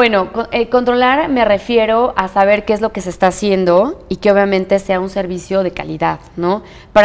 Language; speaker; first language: Spanish; native; Spanish